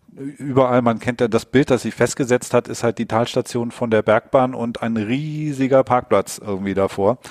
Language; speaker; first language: German; native; German